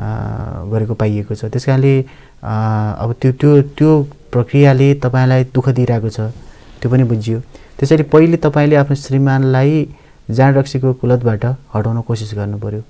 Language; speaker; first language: Nepali; native; Nepali